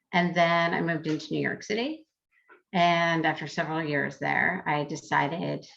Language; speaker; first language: English; native; English